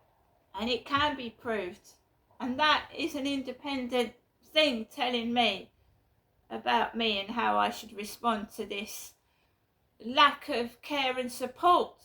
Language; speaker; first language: English; native; English